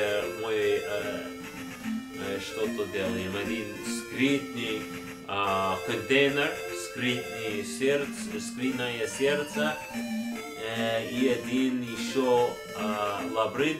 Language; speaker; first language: Russian; non-native, learner; English